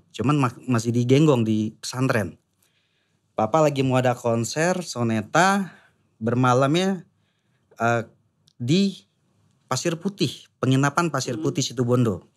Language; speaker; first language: Indonesian; native; Indonesian